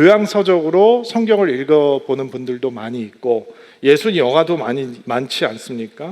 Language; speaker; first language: Korean; native; Korean